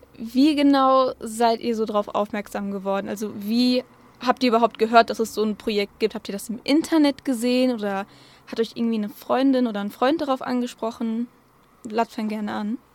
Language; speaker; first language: German; native; German